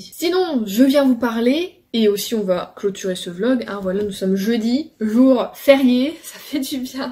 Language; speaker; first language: French; native; French